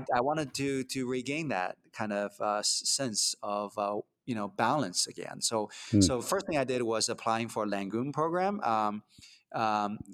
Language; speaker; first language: English; early bilingual, other home language; Chinese